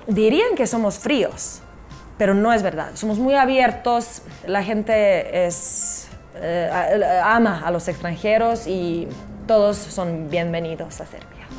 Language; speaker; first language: Spanish; non-native, fluent; Serbian